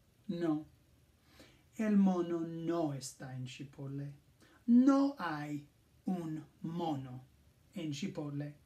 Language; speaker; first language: Spanish; non-native, fluent; English